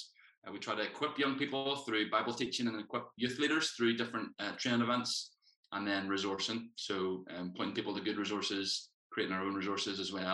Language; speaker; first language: English; native; English